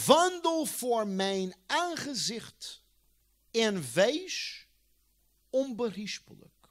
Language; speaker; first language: Dutch; non-native, fluent; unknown